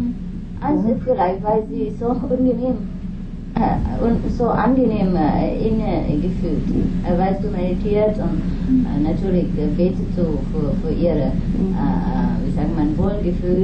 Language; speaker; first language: German; non-native, learner; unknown